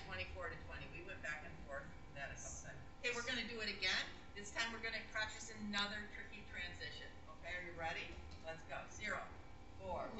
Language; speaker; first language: English; native; English